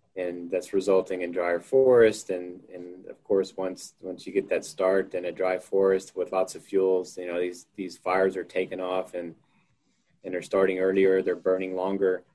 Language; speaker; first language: English; native; English